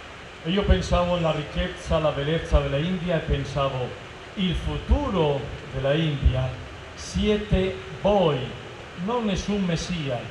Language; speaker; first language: Italian; non-native, fluent; Spanish